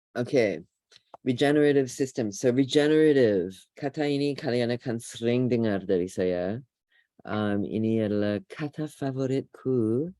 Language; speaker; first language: Indonesian; non-native, fluent; English